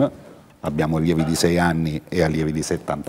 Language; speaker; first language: Italian; native; Italian